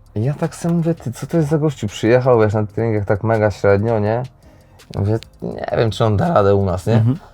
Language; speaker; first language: Polish; native; Polish